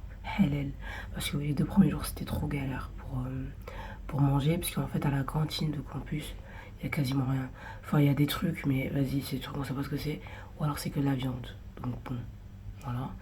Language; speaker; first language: French; native; French